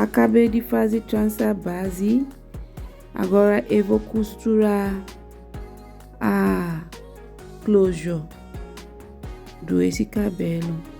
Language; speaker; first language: Portuguese; non-native, learner; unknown